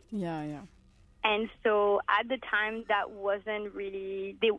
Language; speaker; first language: English; early bilingual, heritage; French